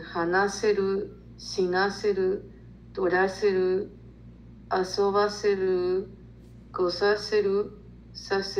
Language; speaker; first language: Japanese; non-native, learner; Spanish